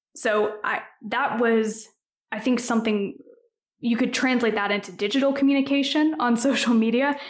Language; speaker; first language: English; native; English